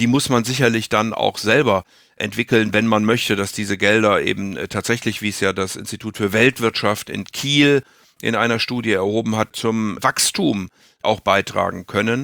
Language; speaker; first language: German; native; German